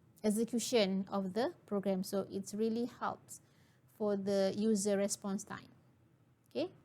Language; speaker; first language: English; non-native, local second language; Malay